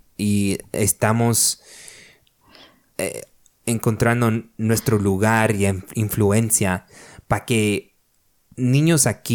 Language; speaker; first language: Spanish; early bilingual, other home language; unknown